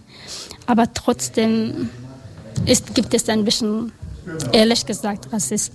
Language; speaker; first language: German; non-native, learner; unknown